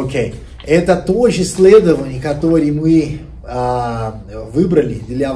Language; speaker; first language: Russian; non-native, fluent; Portuguese